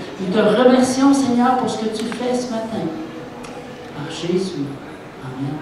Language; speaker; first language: French; native; French